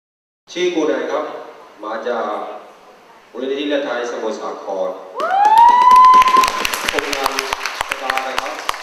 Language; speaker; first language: Thai; non-native, fluent; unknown